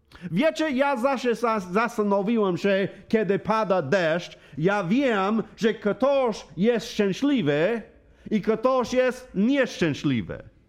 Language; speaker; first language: Polish; non-native, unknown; English